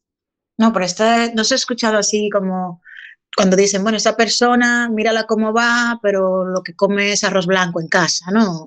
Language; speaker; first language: Spanish; native; Spanish